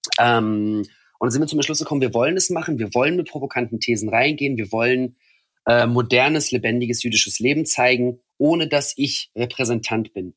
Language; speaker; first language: German; early bilingual, other home language; Russian